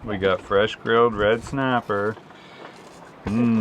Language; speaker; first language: English; native; English